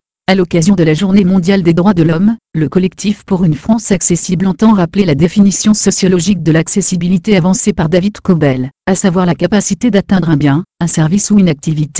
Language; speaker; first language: French; native; French